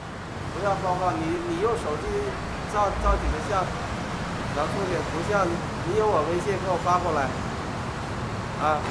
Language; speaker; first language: Chinese; native; Chinese